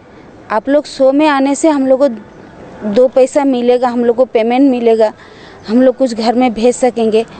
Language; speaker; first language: Hindi; non-native, local second language; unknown